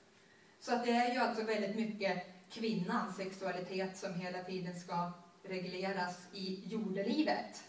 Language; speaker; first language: Swedish; native; Swedish